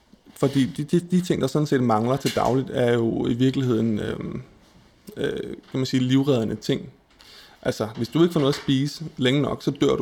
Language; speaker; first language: Danish; native; Danish